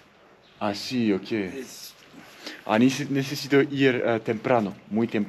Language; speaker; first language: Spanish; non-native, learner; French